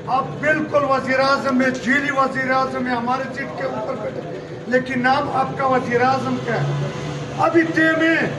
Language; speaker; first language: Urdu; non-native, local second language; Pashto